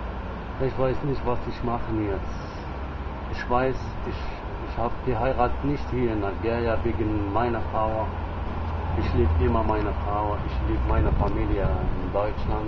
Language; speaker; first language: German; non-native, learner; Arabic